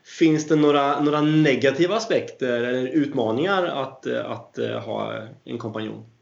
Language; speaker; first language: Swedish; native; Swedish